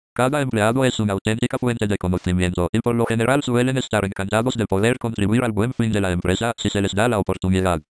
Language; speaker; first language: Spanish; native; Spanish